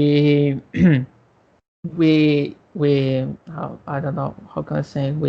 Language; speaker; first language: English; non-native, learner; Spanish